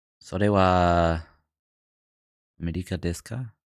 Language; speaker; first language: Japanese; non-native, learner; English